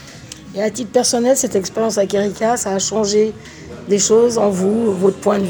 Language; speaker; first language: French; native; French